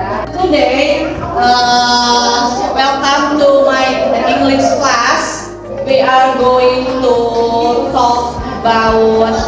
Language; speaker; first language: English; non-native, learner; Indonesian